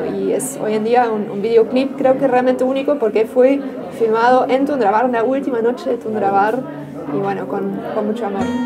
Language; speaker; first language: Spanish; non-native, fluent; German